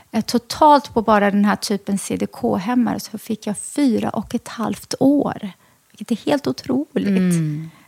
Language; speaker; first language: Swedish; early bilingual, other home language; Arabic